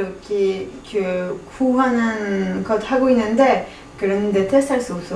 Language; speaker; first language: Korean; non-native, learner; French